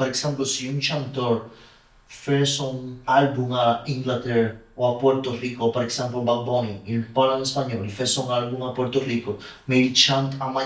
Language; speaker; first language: French; non-native, learner; Spanish